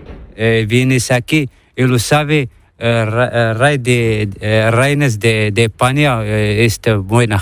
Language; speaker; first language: Spanish; non-native, learner; Arabic